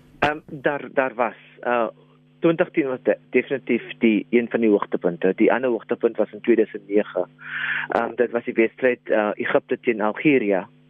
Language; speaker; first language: Afrikaans; non-native, local second language; English